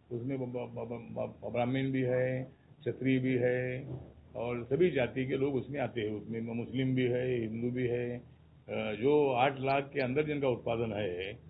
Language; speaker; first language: Hindi; non-native, local second language; Marathi